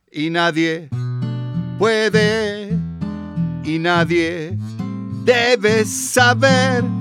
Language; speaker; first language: Spanish; native; Spanish